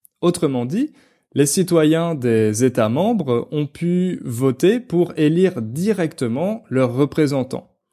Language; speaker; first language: French; native; French